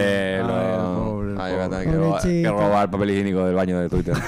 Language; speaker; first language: Spanish; native; Spanish